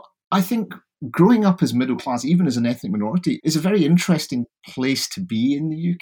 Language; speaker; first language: English; native; English